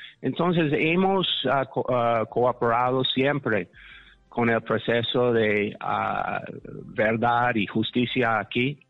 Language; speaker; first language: Spanish; non-native, fluent; English